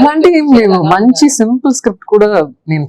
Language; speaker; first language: Telugu; non-native, local second language; Tamil